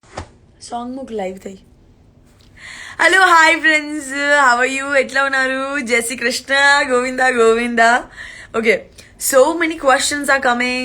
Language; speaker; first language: Telugu; non-native, learner; Gujarati